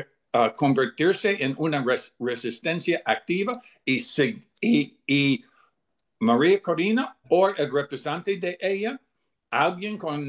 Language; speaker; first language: Spanish; non-native, fluent; English